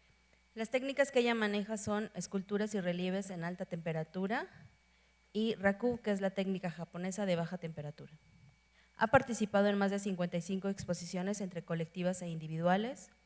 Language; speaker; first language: Spanish; native; Spanish